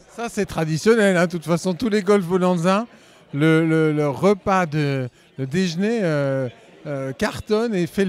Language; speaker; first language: French; native; French